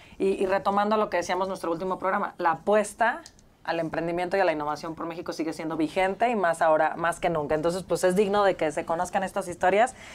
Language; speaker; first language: Spanish; native; Spanish